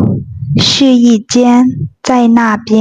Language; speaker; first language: Chinese; non-native, fluent; Burmese